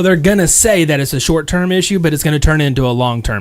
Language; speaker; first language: English; native; English